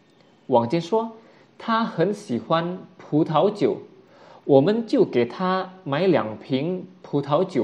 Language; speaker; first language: Chinese; non-native, fluent; Indonesian